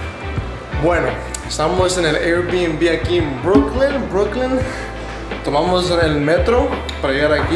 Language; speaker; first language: Spanish; early bilingual, heritage; Spanish